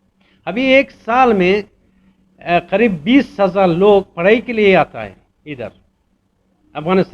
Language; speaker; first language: Hindi; non-native, fluent; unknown